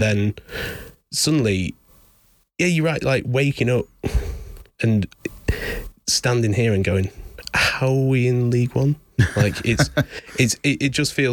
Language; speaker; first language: English; native; English